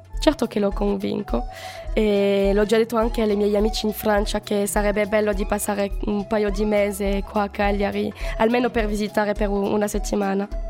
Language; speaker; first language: Italian; non-native, learner; French